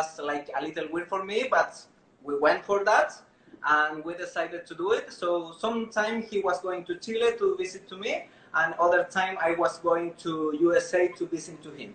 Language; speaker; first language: English; non-native, learner; Spanish